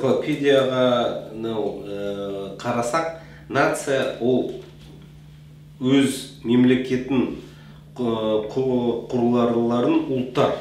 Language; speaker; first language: Kazakh; non-native, local second language; Russian